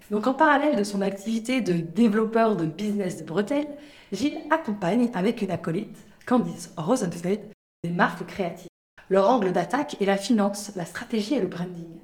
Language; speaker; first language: French; native; French